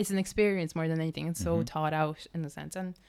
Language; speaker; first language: English; non-native, fluent; Polish